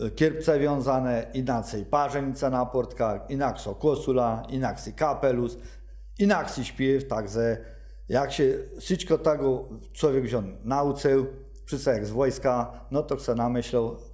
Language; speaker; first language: Polish; native; Polish